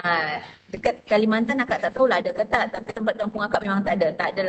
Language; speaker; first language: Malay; non-native, local second language; Buginese